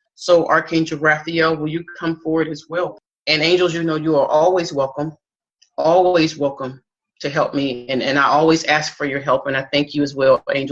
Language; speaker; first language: English; native; English